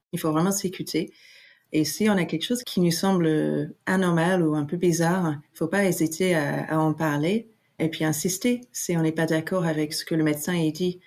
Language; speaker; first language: French; non-native, fluent; English